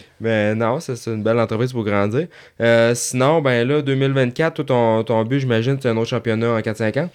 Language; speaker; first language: French; native; French